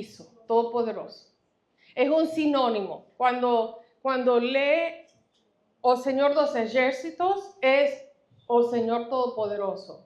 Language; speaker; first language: Portuguese; non-native, fluent; Spanish